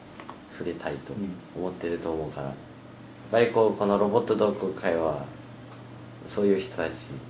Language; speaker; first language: Japanese; native; Japanese